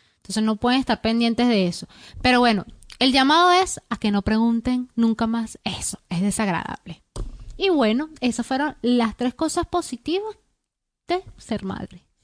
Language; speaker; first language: Spanish; native; Spanish